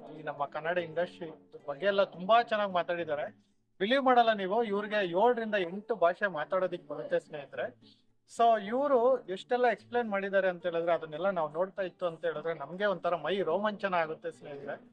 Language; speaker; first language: Kannada; native; Kannada